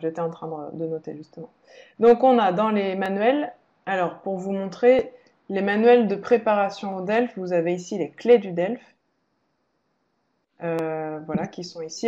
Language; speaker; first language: French; native; French